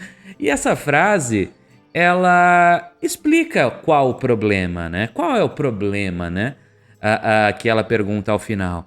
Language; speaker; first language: Portuguese; native; Portuguese